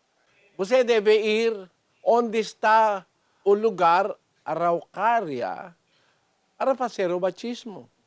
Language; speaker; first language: Portuguese; non-native, learner; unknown